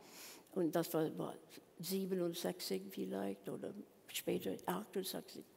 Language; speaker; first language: German; non-native, learner; English